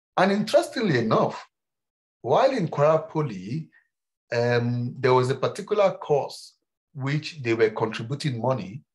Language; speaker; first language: English; non-native, local second language; Yoruba